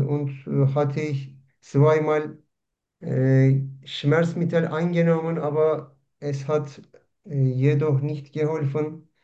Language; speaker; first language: German; non-native, learner; Turkish